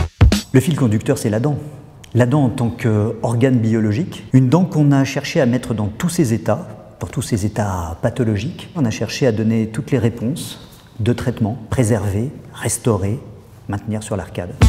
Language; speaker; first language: French; native; French